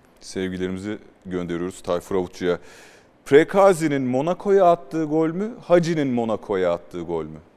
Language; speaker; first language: Turkish; native; Turkish